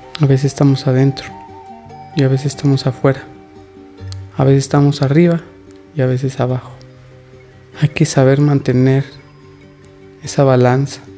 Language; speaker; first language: Spanish; native; Spanish